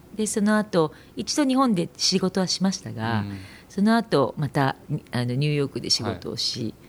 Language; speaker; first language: Japanese; native; Japanese